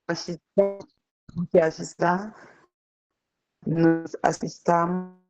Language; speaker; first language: Portuguese; non-native, learner; Haitian Creole